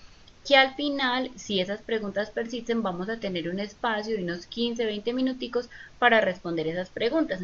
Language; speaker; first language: Spanish; native; Spanish